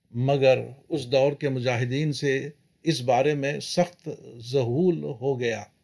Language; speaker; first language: Urdu; native; Urdu